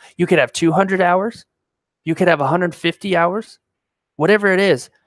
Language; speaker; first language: English; native; English